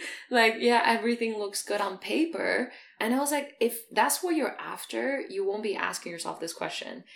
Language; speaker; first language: English; non-native, fluent; Chinese